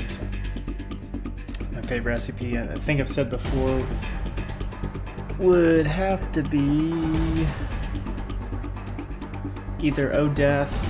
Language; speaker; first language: English; native; English